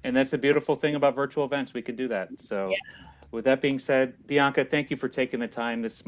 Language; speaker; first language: English; native; English